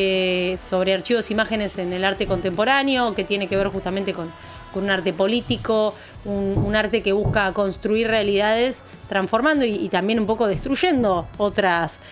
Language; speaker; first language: Spanish; native; Spanish